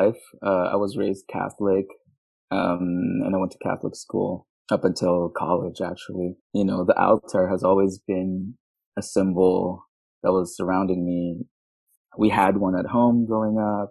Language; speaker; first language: English; non-native, local second language; Filipino